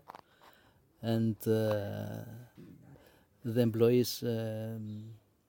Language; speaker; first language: English; non-native, learner; Greek